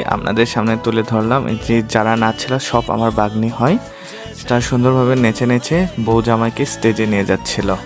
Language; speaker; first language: Bangla; non-native, local second language; Garo